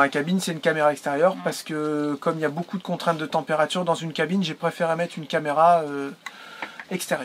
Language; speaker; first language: French; native; French